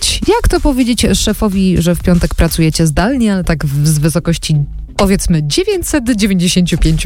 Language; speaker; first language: Polish; native; Polish